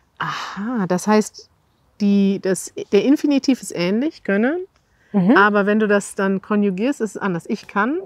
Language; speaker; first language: German; native; German